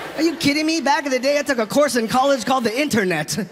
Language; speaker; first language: English; early bilingual, other home language; Filipino